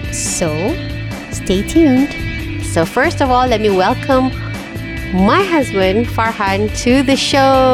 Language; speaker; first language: English; non-native, local second language; Malay